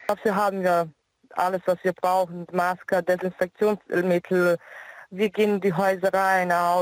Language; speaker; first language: German; non-native, learner; Bosnian